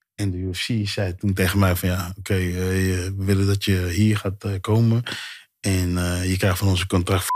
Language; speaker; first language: Dutch; early bilingual, other home language; Sranan Tongo